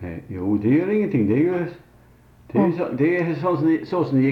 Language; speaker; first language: Swedish; native; Swedish